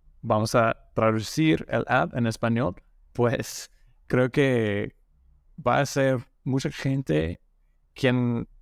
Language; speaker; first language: Spanish; non-native, learner; English